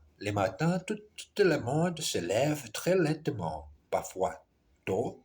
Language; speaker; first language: French; non-native, learner; Portuguese